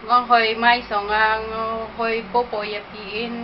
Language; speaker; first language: Cantonese; non-native, learner; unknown